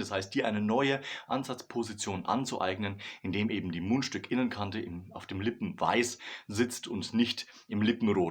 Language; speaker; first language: German; native; German